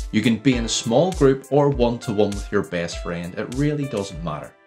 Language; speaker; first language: English; native; English